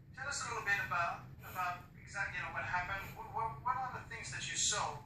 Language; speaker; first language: English; native; English